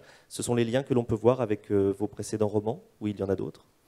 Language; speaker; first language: French; native; French